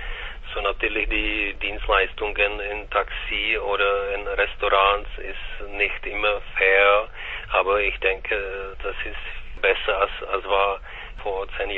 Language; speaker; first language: German; non-native, fluent; Czech